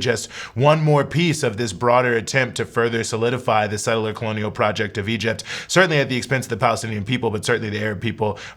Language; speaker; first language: English; native; English